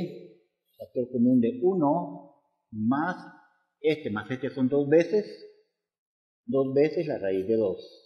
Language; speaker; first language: Spanish; native; Spanish